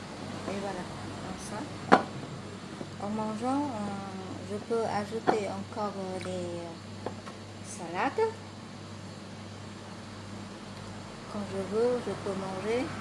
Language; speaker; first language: French; non-native, fluent; Vietnamese